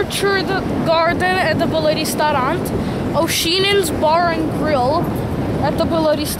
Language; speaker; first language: Russian; early bilingual, heritage; Russian